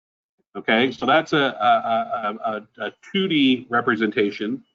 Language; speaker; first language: English; native; English